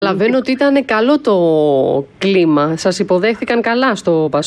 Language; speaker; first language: Greek; native; Greek